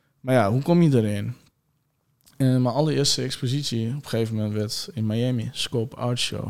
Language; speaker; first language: Dutch; early bilingual, other home language; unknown